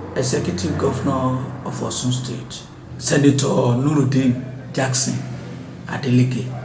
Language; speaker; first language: English; non-native, local second language; Yoruba